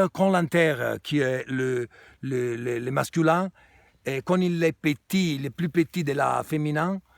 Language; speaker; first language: French; non-native, fluent; Italian